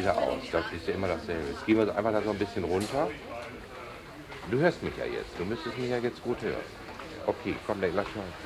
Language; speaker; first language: German; native; German